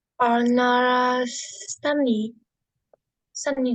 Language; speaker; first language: English; non-native, learner; Vietnamese